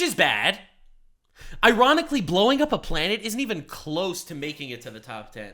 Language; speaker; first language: English; native; English